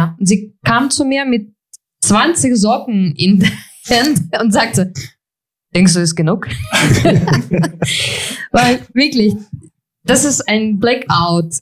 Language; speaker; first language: German; non-native, fluent; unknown